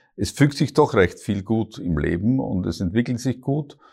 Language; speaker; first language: German; native; German